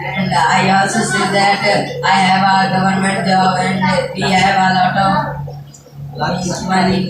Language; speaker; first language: English; non-native, learner; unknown